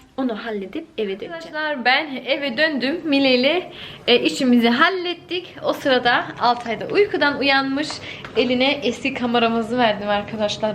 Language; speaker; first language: Turkish; early bilingual, heritage; Turkish